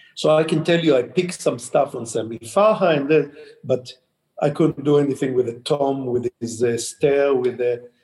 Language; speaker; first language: English; non-native, fluent; Hebrew